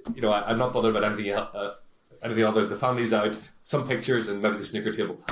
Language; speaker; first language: English; native; English